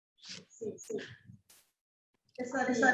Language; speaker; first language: Spanish; non-native, fluent; Chinese